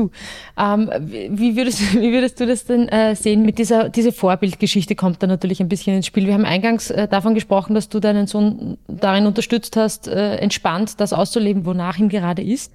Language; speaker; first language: German; native; German